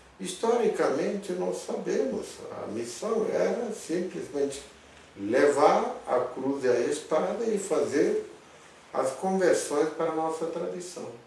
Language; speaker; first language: Portuguese; non-native, fluent; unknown